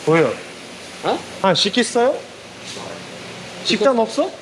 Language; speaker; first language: Korean; non-native, learner; Kazakh